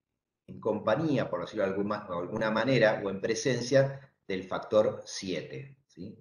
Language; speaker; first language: Spanish; native; Spanish